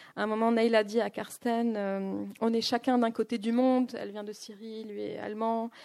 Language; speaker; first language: French; non-native, local second language; Arabic